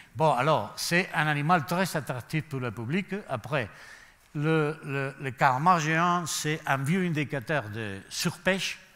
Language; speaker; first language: French; non-native, learner; Spanish